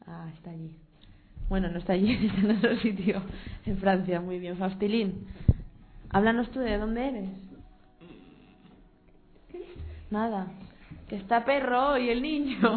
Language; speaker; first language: Spanish; native; Spanish